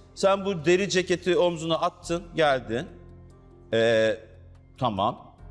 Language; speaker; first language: Turkish; native; Turkish